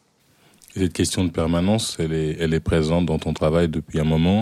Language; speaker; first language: French; native; French